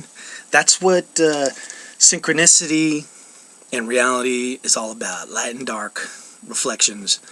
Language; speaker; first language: English; native; English